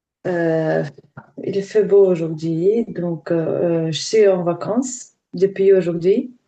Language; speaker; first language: French; non-native, learner; Ukrainian